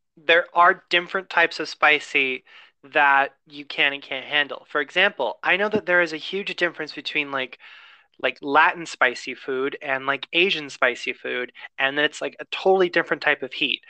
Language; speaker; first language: English; native; English